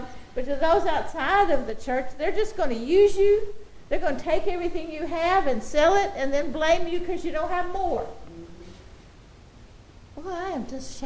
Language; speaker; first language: English; native; English